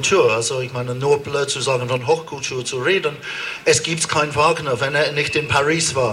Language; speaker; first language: German; non-native, fluent; English